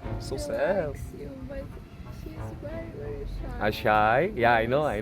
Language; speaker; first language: English; non-native, learner; Korean